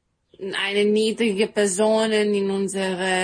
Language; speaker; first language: German; non-native, learner; Serbian